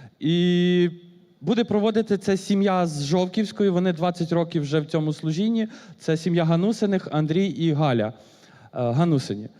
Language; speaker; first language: Ukrainian; native; Ukrainian